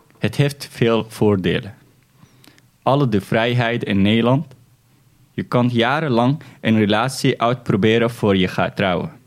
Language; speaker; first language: Dutch; non-native, fluent; Arabic